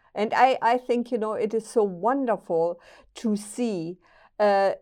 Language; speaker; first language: English; non-native, fluent; German